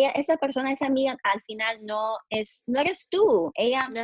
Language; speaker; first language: Spanish; early bilingual, heritage; Spanish